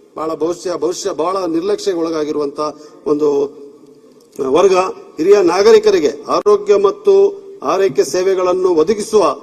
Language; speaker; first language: Kannada; non-native, local second language; Kodava